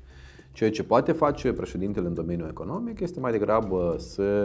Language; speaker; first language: Romanian; native; Romanian